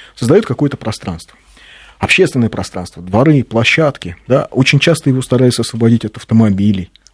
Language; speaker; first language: Russian; native; Russian